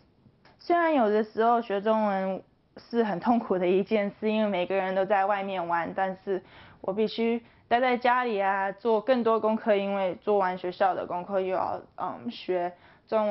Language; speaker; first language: Chinese; early bilingual, heritage; Chinese